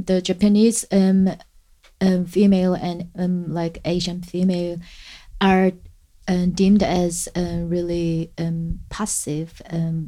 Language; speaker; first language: English; non-native, fluent; Korean